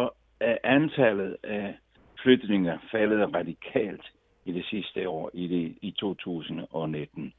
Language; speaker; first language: Danish; non-native, fluent; Italian